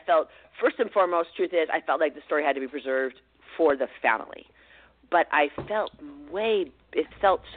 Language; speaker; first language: English; native; English